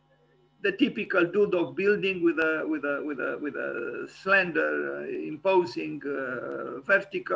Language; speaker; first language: English; non-native, fluent; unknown